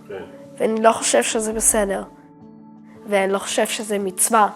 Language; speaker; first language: Hebrew; early bilingual, heritage; German